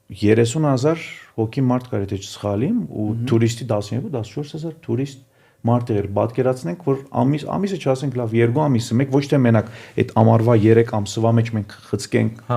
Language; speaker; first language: Armenian; early bilingual, heritage; Armenian